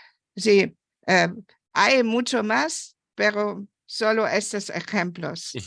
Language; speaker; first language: Spanish; non-native, fluent; German